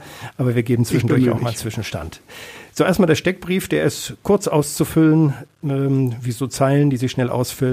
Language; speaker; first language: German; native; German